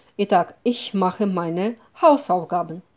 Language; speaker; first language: German; non-native, fluent; Russian